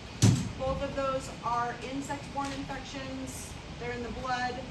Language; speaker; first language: English; native; English